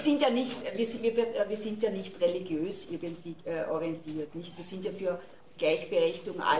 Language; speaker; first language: German; native; German